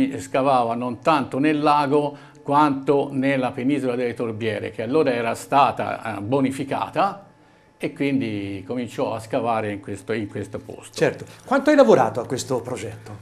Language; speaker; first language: Italian; native; Italian